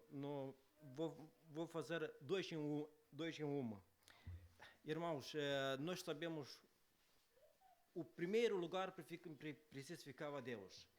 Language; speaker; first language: Portuguese; non-native, learner; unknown